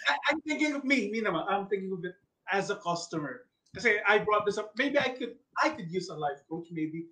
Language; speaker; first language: English; non-native, local second language; Filipino